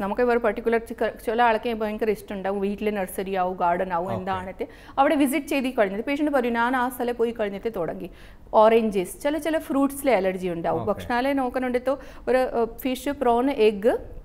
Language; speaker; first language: Malayalam; non-native, fluent; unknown